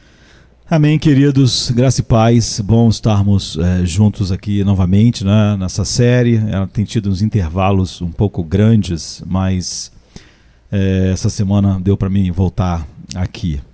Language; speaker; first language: Portuguese; native; Portuguese